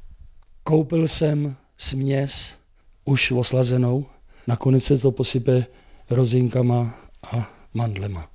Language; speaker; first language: Czech; native; Czech